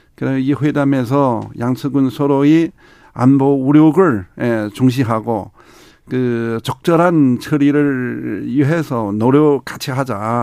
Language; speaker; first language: Korean; non-native, fluent; Chinese